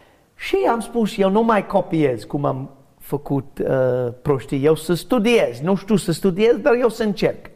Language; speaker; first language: Romanian; non-native, learner; English